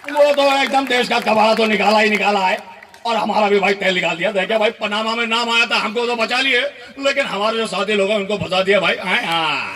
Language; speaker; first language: Hindi; native; Hindi